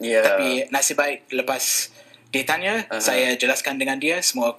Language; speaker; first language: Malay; non-native, fluent; English